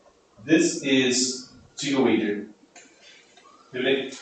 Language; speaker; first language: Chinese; non-native, learner; English